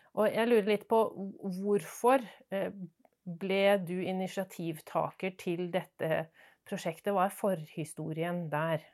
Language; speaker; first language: Norwegian; native; Norwegian